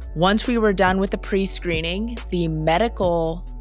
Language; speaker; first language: English; native; English